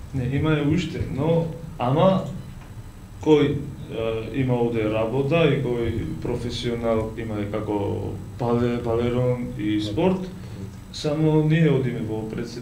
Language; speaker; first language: Macedonian; non-native, learner; Georgian